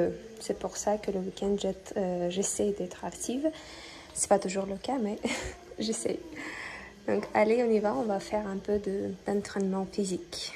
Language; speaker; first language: French; non-native, fluent; Russian